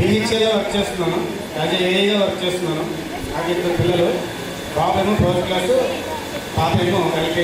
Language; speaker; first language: Telugu; native; Telugu